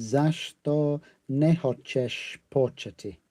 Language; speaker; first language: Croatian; non-native, learner; English